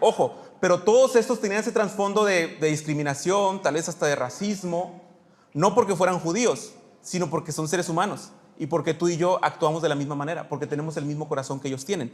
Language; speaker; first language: Spanish; native; Spanish